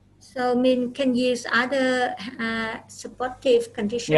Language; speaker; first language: English; non-native, fluent; Vietnamese